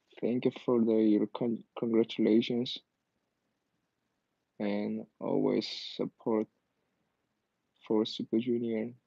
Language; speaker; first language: English; non-native, learner; Korean